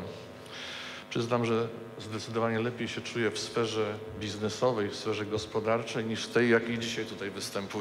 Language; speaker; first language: Polish; native; Polish